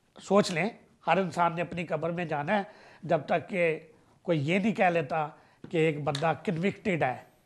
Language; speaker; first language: Urdu; non-native, local second language; Punjabi